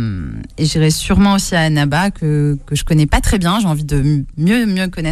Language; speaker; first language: French; native; French